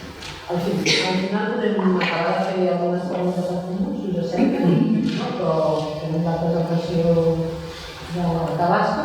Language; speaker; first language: Catalan; native; Catalan